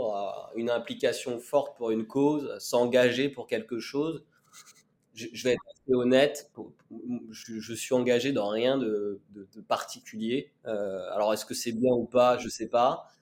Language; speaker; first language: French; native; French